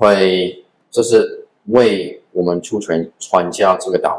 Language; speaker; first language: Chinese; non-native, fluent; English